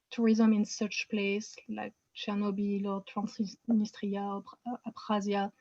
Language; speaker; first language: English; non-native, fluent; French